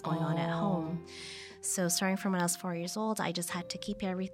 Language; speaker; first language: English; native; English